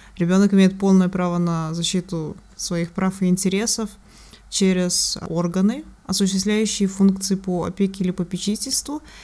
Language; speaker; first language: Russian; native; Russian